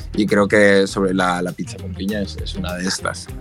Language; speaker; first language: Spanish; native; Spanish